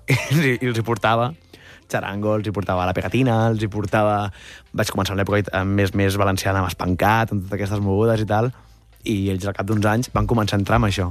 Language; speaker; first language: Catalan; native; Catalan